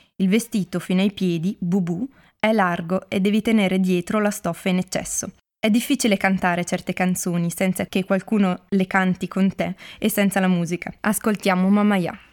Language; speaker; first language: Italian; native; Italian